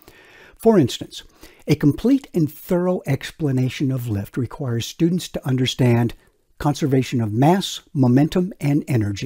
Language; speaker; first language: English; native; English